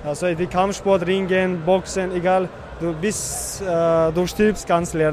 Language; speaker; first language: German; non-native, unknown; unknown